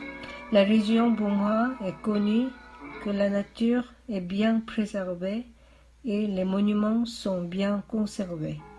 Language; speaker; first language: French; non-native, fluent; Korean